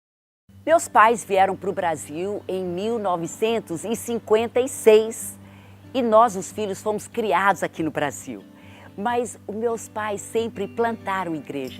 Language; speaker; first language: Portuguese; non-native, fluent; English